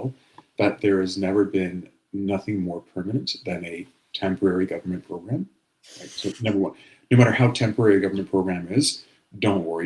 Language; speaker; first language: English; native; English